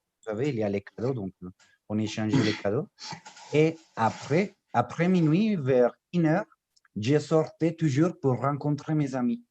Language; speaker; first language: French; non-native, fluent; Spanish